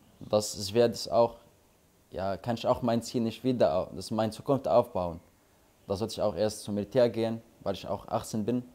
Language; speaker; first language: German; non-native, learner; Arabic